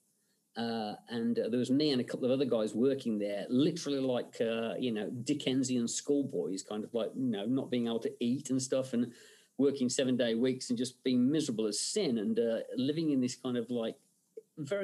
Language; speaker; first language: English; native; English